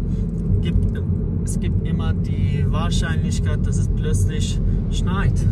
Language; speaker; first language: German; non-native, fluent; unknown